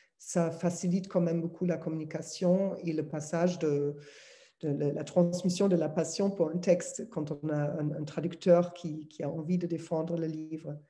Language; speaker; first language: French; non-native, fluent; German